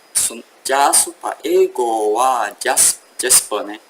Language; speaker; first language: Japanese; non-native, learner; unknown